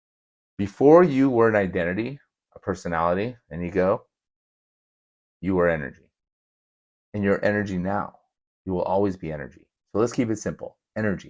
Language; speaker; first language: English; native; English